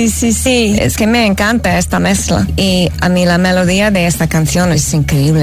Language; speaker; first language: Spanish; non-native, fluent; English